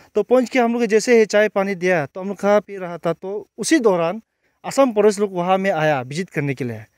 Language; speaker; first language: Hindi; non-native, local second language; Nyishi